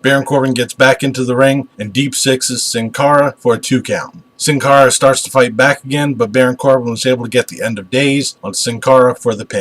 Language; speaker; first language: English; native; English